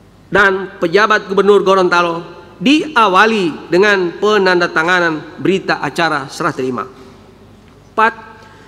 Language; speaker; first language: Indonesian; native; Indonesian